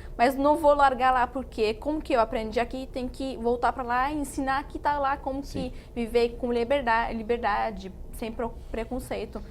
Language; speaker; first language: Portuguese; non-native, fluent; Arabic